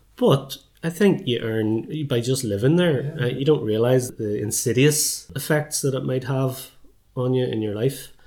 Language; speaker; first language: English; native; English